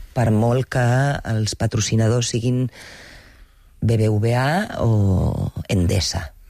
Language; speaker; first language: Catalan; non-native, local second language; Spanish